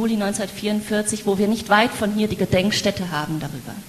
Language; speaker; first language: German; native; German